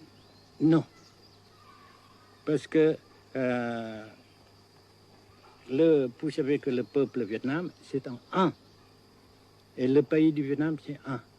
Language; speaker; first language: French; non-native, fluent; Vietnamese